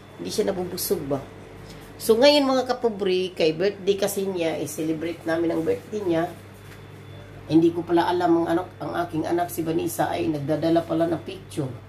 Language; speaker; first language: Filipino; non-native, local second language; Cebuano